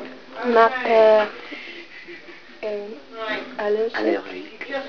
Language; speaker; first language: French; non-native, learner; English